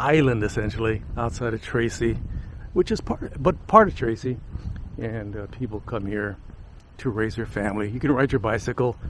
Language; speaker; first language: English; native; English